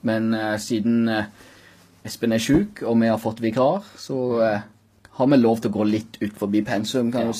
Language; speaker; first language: Norwegian; native; Norwegian